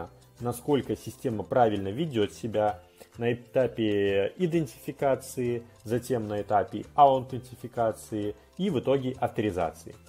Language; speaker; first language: Russian; native; Russian